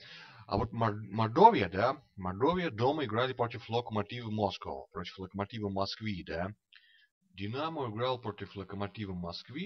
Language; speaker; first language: Russian; non-native, fluent; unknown